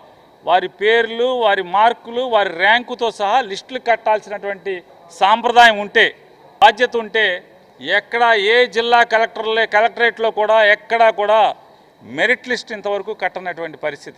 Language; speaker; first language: Telugu; native; Telugu